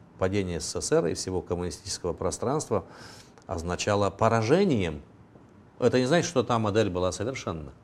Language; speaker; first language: Russian; non-native, local second language; Romanian